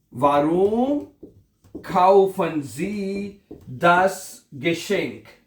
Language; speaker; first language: German; non-native, fluent; Urdu